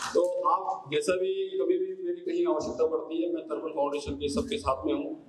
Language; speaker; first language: Hindi; non-native, local second language; Marathi